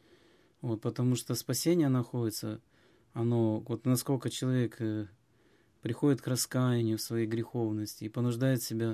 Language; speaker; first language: Russian; native; Russian